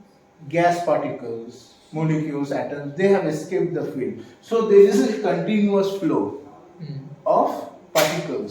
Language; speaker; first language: English; non-native, local second language; Bangla